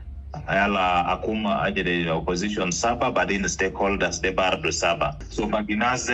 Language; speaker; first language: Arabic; non-native, local second language; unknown